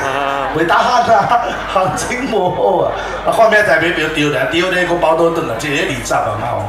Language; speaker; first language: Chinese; non-native, local second language; Min Nan Chinese